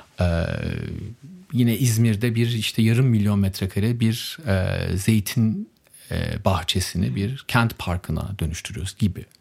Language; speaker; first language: Turkish; early bilingual, heritage; Turkish